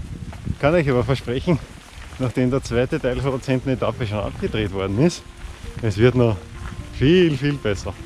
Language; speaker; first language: German; native; German